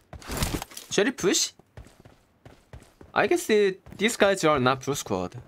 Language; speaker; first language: English; non-native, learner; Korean